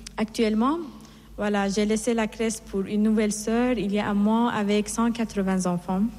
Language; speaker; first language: French; non-native, fluent; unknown